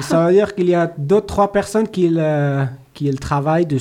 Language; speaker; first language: French; non-native, learner; Persian